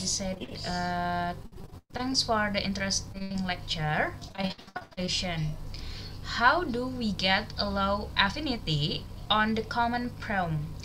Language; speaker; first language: English; non-native, learner; Indonesian